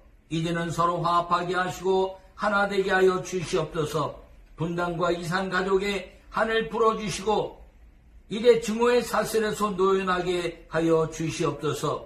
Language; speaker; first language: Korean; native; Korean